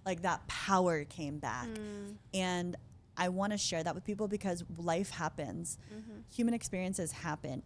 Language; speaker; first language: English; native; English